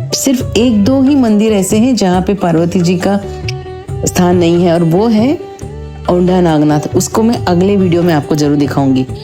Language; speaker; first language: Hindi; non-native, local second language; Marathi